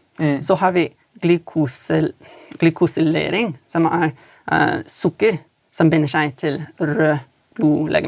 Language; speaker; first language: Swedish; non-native, learner; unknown